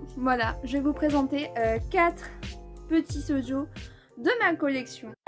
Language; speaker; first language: French; native; French